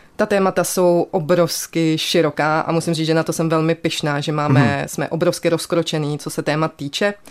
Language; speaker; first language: Czech; native; Czech